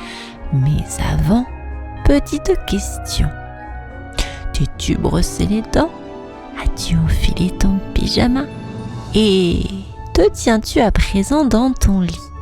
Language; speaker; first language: French; native; French